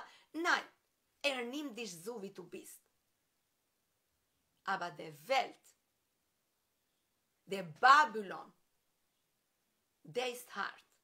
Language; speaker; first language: German; non-native, fluent; Albanian